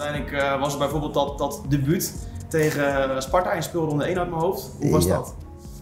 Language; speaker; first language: Dutch; native; Dutch